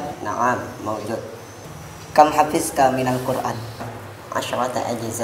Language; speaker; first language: Arabic; non-native, learner; Indonesian